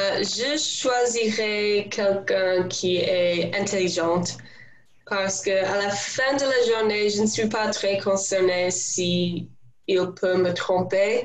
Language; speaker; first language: French; non-native, learner; English